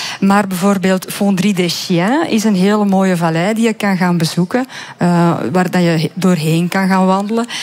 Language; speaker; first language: Dutch; native; Dutch